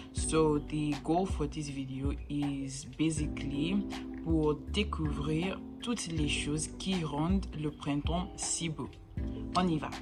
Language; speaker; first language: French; non-native, learner; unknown